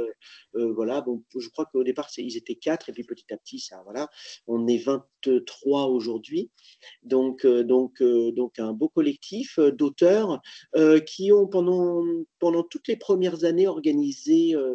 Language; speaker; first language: French; native; French